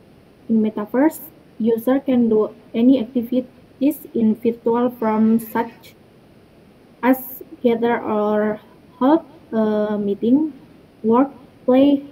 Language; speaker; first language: English; non-native, learner; Indonesian